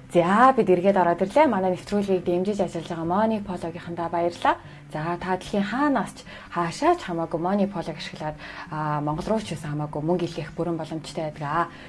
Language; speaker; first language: Mongolian; native; Mongolian